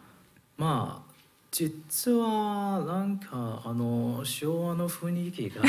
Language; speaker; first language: Japanese; non-native, learner; Cantonese